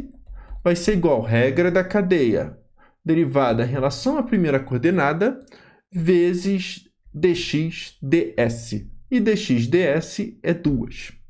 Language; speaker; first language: Portuguese; native; Portuguese